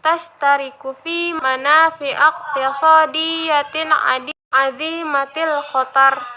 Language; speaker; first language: Arabic; non-native, learner; Indonesian